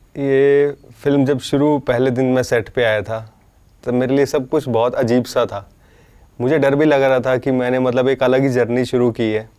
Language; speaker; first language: Hindi; native; Hindi